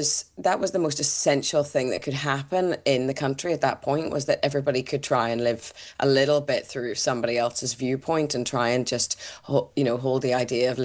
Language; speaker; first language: English; native; English